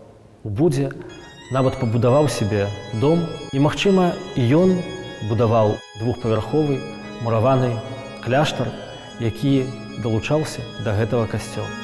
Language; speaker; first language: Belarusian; native; Belarusian